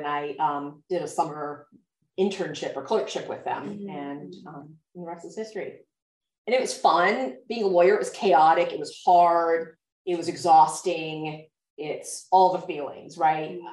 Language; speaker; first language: English; native; English